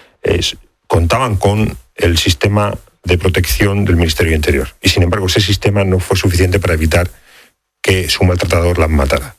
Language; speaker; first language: Spanish; native; Spanish